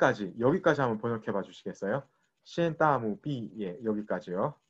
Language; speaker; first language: Korean; native; Korean